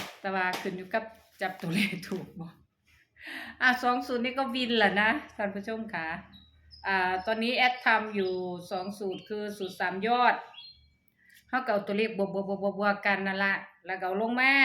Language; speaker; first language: Thai; non-native, local second language; Northeastern Thai